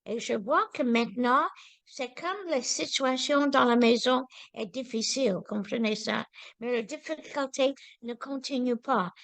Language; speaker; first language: French; non-native, learner; English